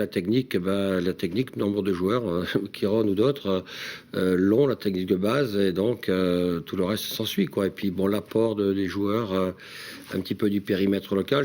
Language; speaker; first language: French; native; French